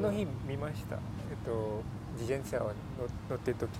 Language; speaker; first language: Japanese; non-native, learner; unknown